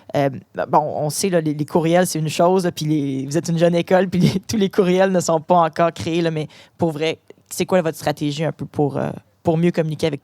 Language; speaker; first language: French; native; French